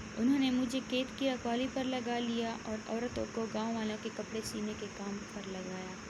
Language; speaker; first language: Urdu; non-native, local second language; Pashto